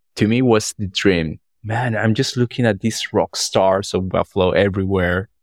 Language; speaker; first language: English; non-native, fluent; Spanish